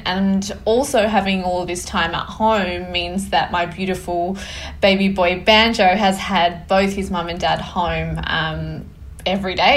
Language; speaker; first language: English; native; English